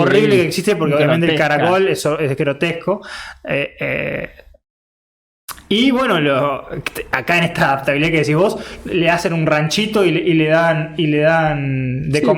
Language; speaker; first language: Spanish; native; Spanish